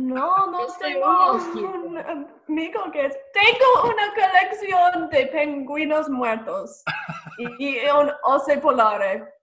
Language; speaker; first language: Spanish; non-native, learner; English